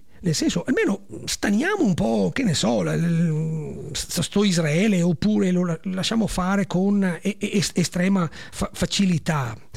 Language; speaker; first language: Italian; native; Italian